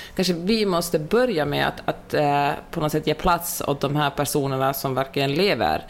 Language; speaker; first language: Swedish; native; Swedish